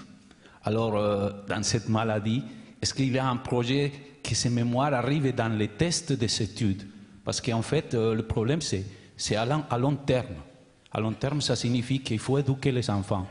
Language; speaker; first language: French; non-native, learner; Spanish